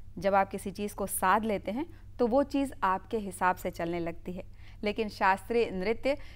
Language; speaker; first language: Hindi; native; Hindi